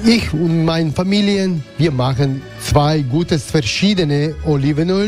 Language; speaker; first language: German; non-native, learner; Croatian